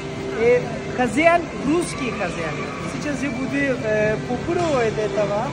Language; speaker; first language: Russian; non-native, learner; Turkish